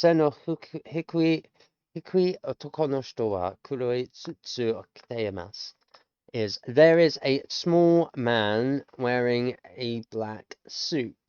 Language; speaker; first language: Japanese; non-native, learner; English